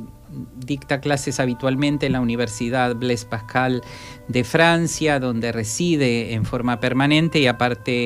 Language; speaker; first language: Spanish; native; Spanish